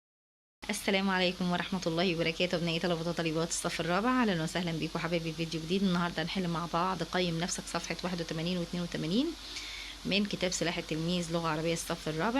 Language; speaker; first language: Arabic; native; Arabic